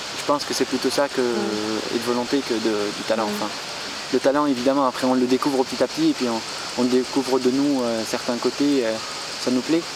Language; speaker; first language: French; non-native, fluent; Arabic